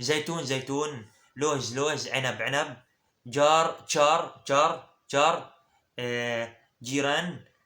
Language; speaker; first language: Arabic; early bilingual, other home language; Somali